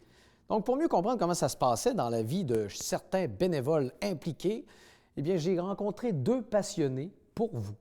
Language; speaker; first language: French; native; French